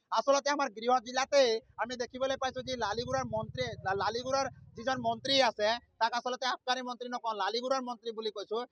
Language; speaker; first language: Assamese; non-native, local second language; Sadri